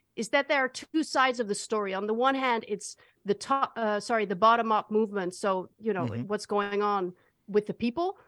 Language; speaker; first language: English; non-native, fluent; Dutch